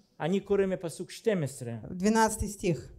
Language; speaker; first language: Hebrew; non-native, fluent; Russian